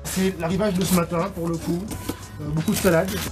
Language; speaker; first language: French; native; French